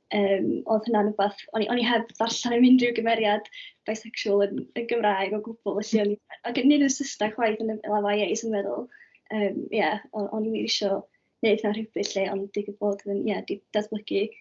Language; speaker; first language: Welsh; native; Welsh